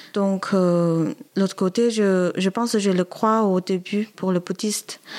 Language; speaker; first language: French; non-native, learner; Chinese